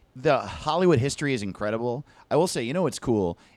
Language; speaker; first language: English; native; English